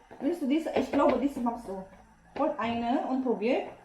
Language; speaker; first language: German; non-native, learner; Filipino